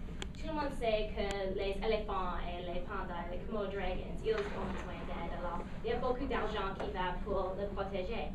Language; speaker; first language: French; non-native, local second language; English